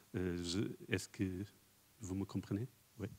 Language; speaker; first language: French; non-native, fluent; Portuguese